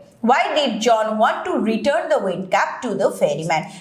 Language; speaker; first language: English; non-native, local second language; Bangla